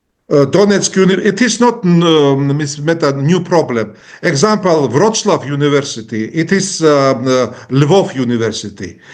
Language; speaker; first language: English; non-native, learner; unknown